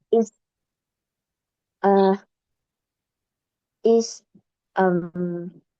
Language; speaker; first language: English; non-native, learner; Vietnamese